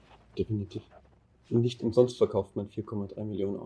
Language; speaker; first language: German; native; German